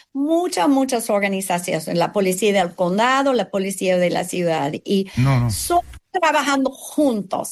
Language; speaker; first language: Spanish; non-native, fluent; English